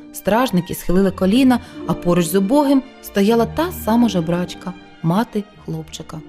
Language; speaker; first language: Ukrainian; native; Ukrainian